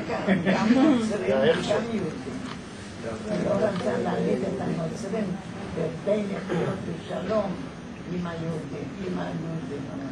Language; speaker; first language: Hebrew; non-native, fluent; Polish